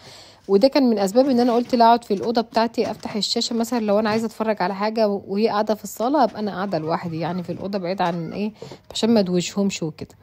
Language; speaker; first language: Arabic; native; Arabic